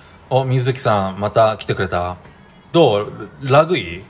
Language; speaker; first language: Japanese; native; Japanese